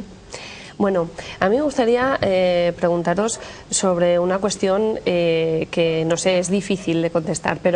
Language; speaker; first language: Spanish; native; Spanish